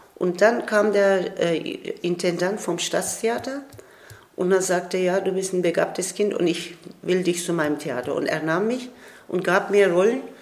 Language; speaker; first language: German; non-native, fluent; Turkish